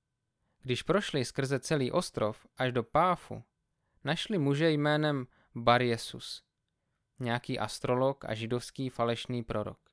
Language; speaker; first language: Czech; native; Czech